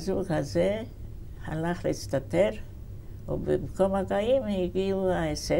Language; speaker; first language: Hebrew; non-native, fluent; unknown